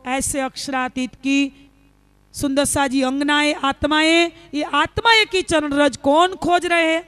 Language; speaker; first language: Hindi; non-native, local second language; Gujarati